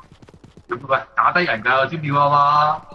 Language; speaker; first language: Chinese; native; Chinese